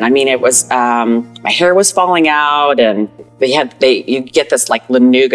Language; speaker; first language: English; native; English